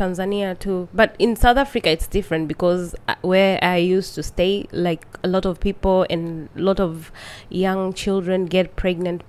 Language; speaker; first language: English; non-native, local second language; Swahili